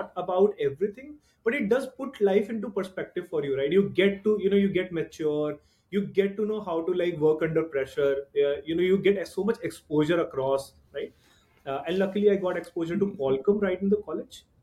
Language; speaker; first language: English; non-native, local second language; Hindi